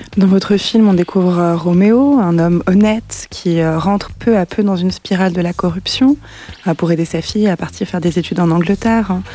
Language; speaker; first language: French; native; French